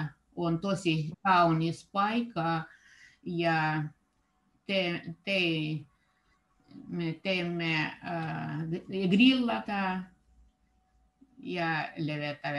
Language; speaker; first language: Finnish; non-native, learner; Russian